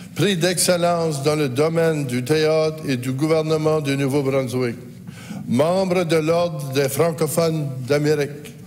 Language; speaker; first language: French; native; French